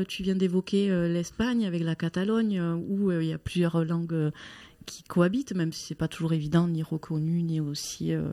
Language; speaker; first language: French; native; French